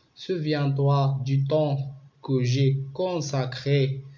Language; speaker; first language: French; non-native, local second language; Arabic